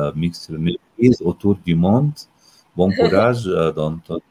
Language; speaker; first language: French; non-native, fluent; Arabic